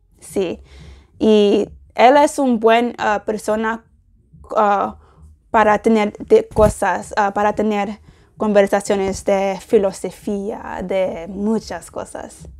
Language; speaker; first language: Spanish; non-native, learner; English